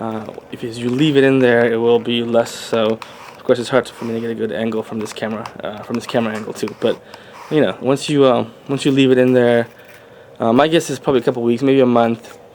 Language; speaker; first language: English; native; English